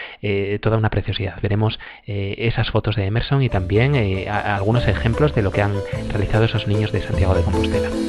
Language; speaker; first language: Spanish; native; Spanish